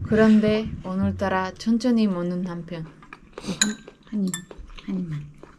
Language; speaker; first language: Korean; non-native, learner; Spanish